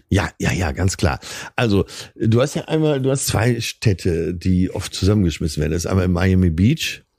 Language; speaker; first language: German; native; German